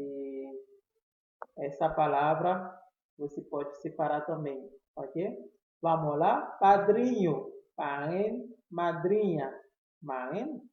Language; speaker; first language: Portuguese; non-native, fluent; Haitian Creole